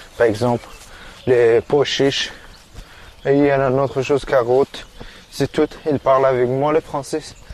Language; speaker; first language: French; non-native, learner; Persian